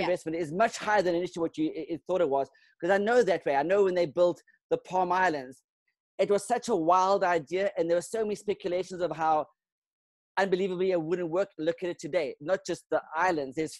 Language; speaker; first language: English; non-native, local second language; Kabuverdianu